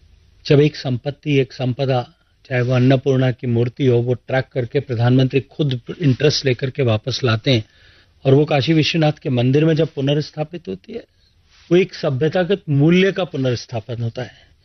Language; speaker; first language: Hindi; native; Hindi